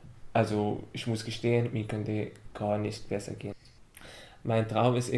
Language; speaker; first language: German; early bilingual, other home language; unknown